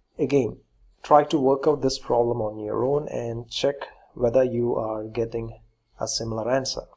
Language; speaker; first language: English; non-native, local second language; Malayalam